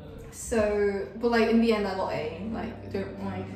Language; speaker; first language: English; early bilingual, other home language; Korean